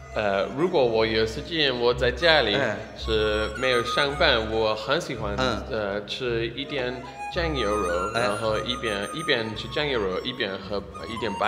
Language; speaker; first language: Chinese; non-native, fluent; English